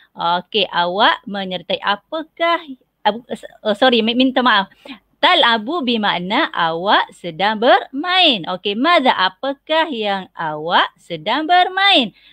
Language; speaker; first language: Malay; native; Malay